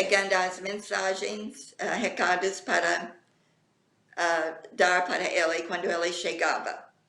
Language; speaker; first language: Portuguese; non-native, fluent; English